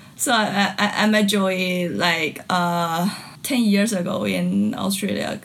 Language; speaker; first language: English; non-native, fluent; Chinese